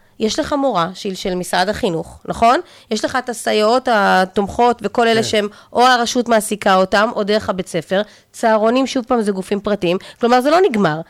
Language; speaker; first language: Hebrew; native; Hebrew